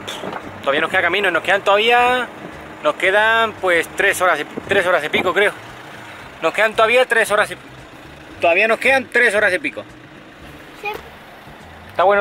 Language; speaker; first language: Spanish; native; Spanish